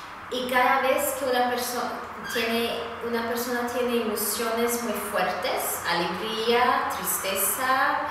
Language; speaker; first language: Spanish; non-native, fluent; Swedish